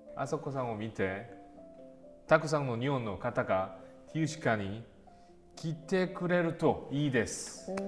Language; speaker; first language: Japanese; non-native, learner; Korean